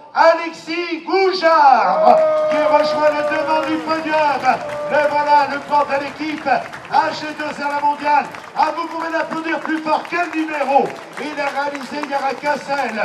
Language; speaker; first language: French; native; French